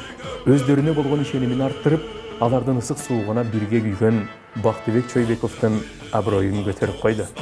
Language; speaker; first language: Kyrgyz; native; Kyrgyz